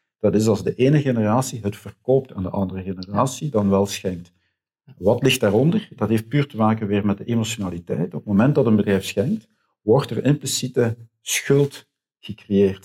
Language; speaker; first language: Dutch; native; Dutch